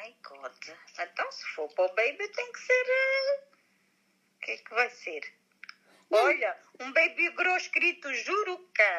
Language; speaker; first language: Portuguese; native; Portuguese